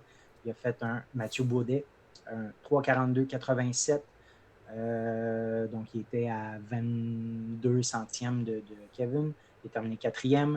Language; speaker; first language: French; native; French